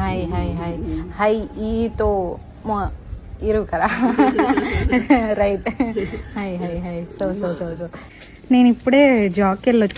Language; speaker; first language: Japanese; non-native, learner; Telugu